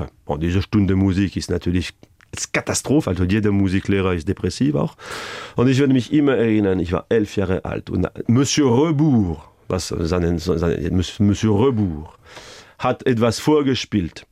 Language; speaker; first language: German; non-native, fluent; French